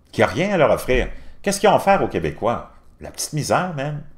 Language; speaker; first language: French; native; French